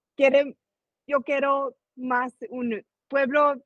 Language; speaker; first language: Spanish; early bilingual, heritage; Spanish